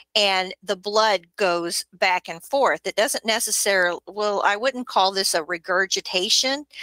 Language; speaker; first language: English; native; English